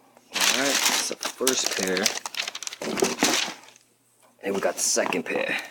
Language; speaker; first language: English; native; English